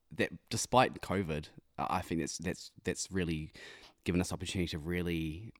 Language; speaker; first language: English; native; English